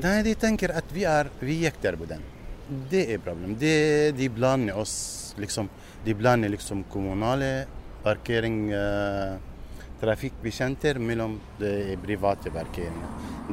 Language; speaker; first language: Norwegian; non-native, learner; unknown